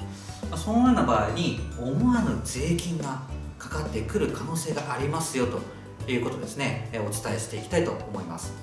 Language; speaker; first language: Japanese; native; Japanese